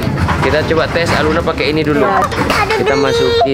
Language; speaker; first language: Indonesian; native; Indonesian